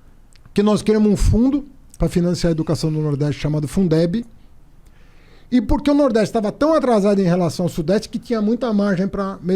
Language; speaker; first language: Portuguese; native; Portuguese